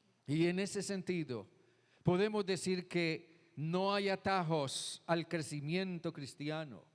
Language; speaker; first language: Spanish; native; Spanish